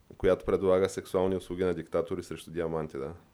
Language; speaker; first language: Bulgarian; native; Bulgarian